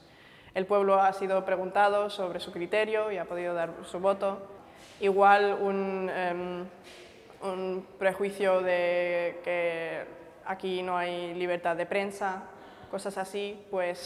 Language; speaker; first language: Spanish; non-native, fluent; German